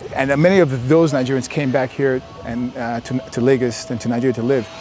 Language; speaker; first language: English; native; English